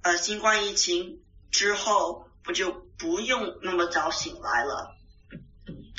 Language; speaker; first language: Chinese; early bilingual, heritage; Chinese